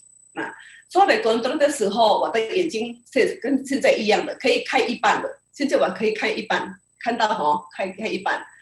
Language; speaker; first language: Chinese; early bilingual, heritage; Indonesian